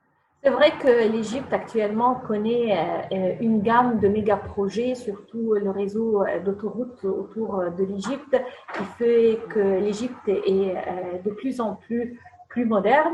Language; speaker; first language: French; non-native, fluent; Arabic